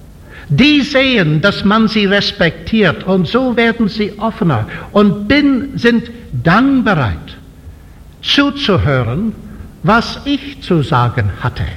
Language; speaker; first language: German; non-native, fluent; English